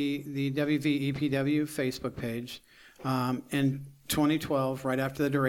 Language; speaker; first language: English; native; English